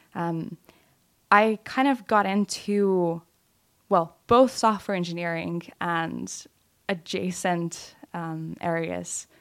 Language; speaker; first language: English; non-native, fluent; Lithuanian